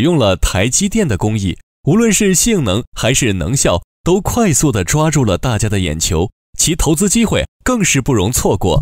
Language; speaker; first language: Chinese; native; Chinese